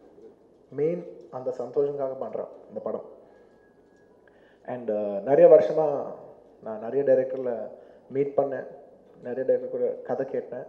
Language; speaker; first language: Tamil; non-native, local second language; Telugu